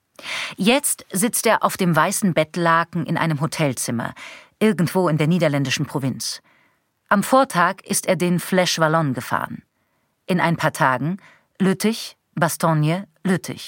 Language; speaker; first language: German; native; German